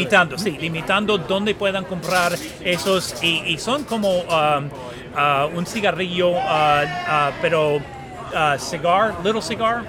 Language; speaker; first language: Spanish; non-native, fluent; English